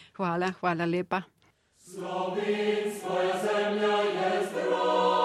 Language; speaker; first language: Slovenian; early bilingual, heritage; Slovenian